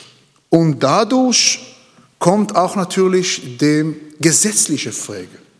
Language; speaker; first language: German; non-native, learner; Hebrew